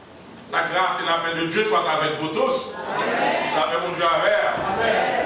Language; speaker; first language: French; non-native, local second language; Haitian Creole